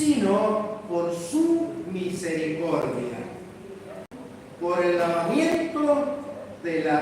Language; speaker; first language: Spanish; native; Spanish